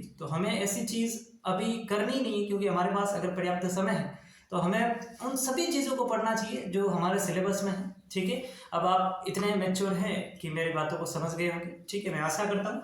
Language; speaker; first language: Hindi; native; Hindi